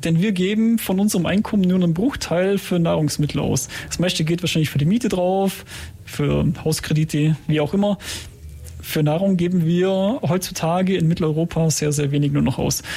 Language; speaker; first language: German; native; German